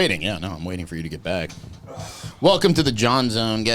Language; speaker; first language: English; native; English